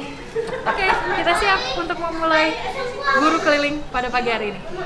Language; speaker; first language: Indonesian; native; Indonesian